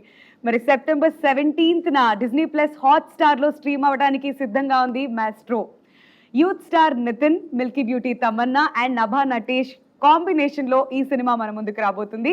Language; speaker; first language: Telugu; native; Telugu